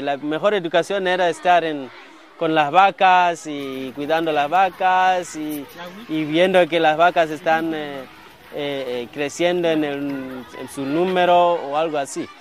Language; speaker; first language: Spanish; non-native, fluent; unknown